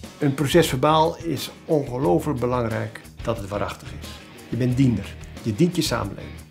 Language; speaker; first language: Dutch; native; Dutch